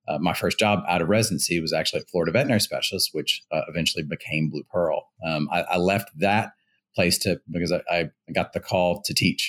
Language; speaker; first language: English; native; English